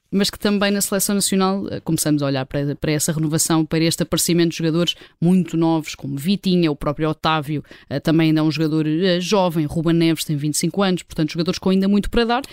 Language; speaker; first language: Portuguese; native; Portuguese